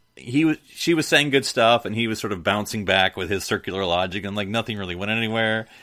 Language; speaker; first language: English; native; English